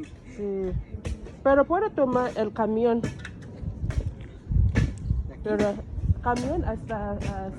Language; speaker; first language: Spanish; non-native, learner; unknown